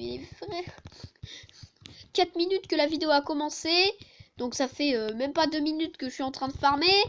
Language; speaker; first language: French; native; French